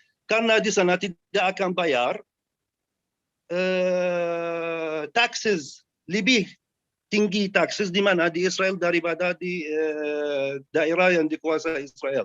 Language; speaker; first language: Indonesian; non-native, learner; Arabic